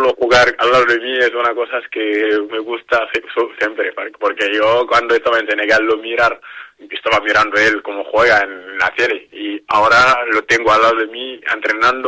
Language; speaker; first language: Spanish; non-native, learner; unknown